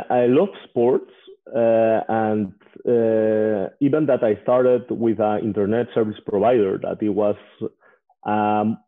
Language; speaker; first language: English; non-native, fluent; Spanish